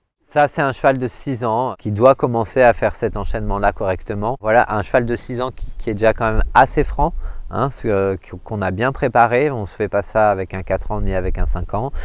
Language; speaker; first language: French; native; French